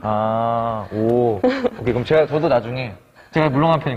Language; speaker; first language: Korean; native; Korean